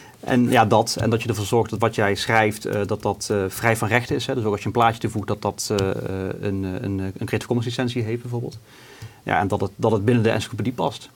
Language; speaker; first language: Dutch; native; Dutch